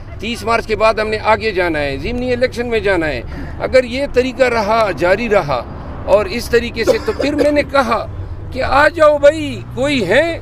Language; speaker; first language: Urdu; non-native, local second language; Pashto